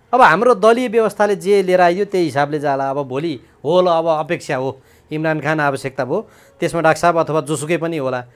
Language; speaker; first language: Nepali; native; Nepali